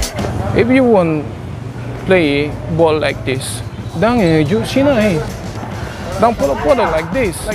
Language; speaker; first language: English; non-native, learner; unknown